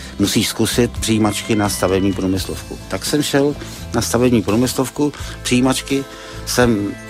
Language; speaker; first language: Czech; native; Czech